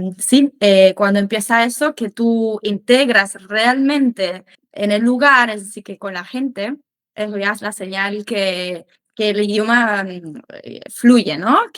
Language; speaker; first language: Spanish; non-native, fluent; German